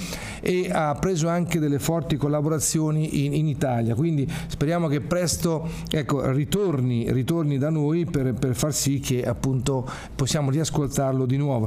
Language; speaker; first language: Italian; native; Italian